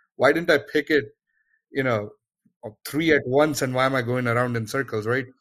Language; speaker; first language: English; non-native, local second language; Gujarati